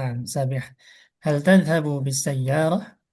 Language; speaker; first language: Arabic; non-native, fluent; Indonesian